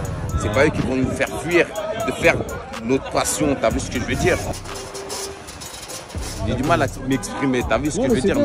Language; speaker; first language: French; native; French